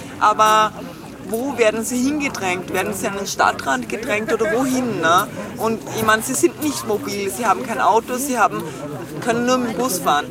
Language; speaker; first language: German; native; German